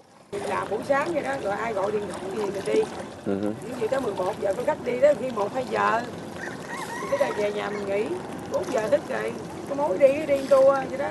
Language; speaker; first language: Vietnamese; native; Vietnamese